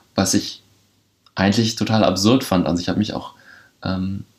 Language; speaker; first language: German; early bilingual, other home language; Polish